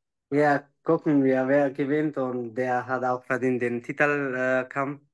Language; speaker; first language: German; non-native, learner; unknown